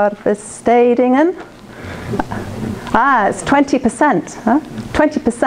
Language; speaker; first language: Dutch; non-native, learner; English